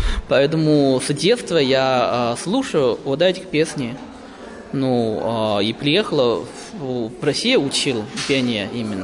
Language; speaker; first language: Russian; early bilingual, heritage; Chinese